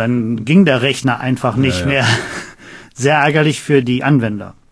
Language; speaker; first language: German; native; German